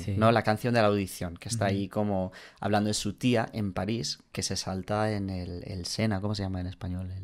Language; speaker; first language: Spanish; non-native, fluent; English